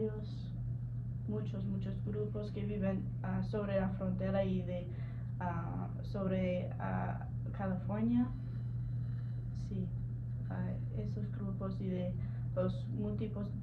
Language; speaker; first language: Spanish; non-native, learner; English